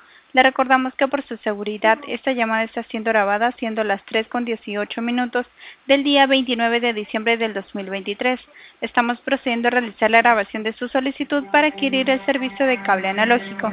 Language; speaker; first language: Spanish; native; Spanish